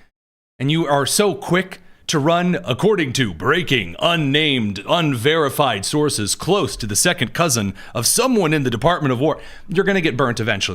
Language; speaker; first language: English; native; English